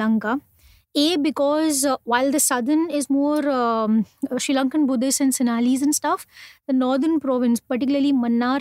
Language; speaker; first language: English; non-native, local second language; Hindi